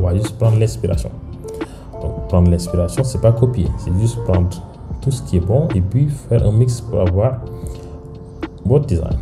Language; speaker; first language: French; non-native, local second language; Wolof